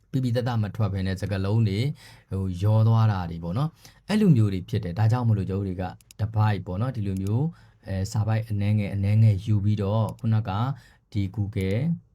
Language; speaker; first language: Burmese; native; Burmese